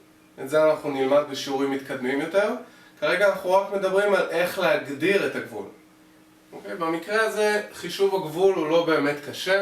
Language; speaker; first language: Hebrew; native; Hebrew